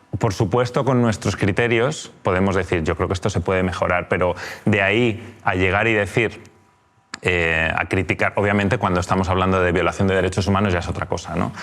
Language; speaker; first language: Spanish; native; Spanish